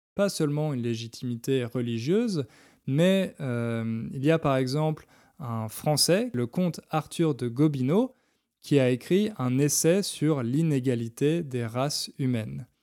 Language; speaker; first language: French; native; French